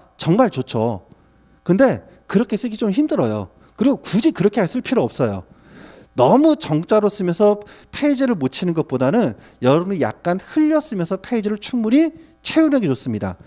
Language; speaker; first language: Korean; native; Korean